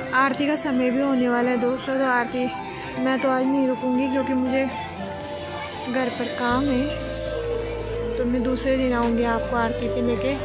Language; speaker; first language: Hindi; non-native, local second language; Garhwali